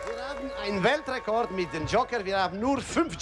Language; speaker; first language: German; non-native, fluent; Italian